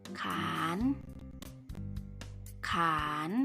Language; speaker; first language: Thai; native; Thai